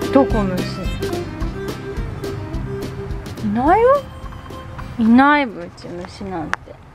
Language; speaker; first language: Japanese; native; Japanese